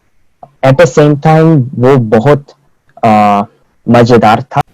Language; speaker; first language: Hindi; non-native, fluent; Korean